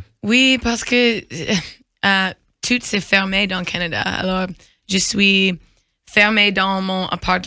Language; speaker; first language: French; non-native, learner; English